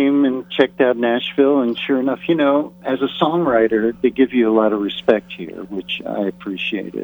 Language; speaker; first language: English; native; English